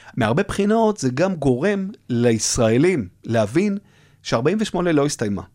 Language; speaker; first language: Hebrew; native; Hebrew